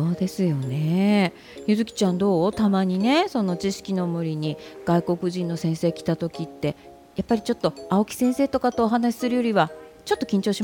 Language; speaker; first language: Japanese; native; Japanese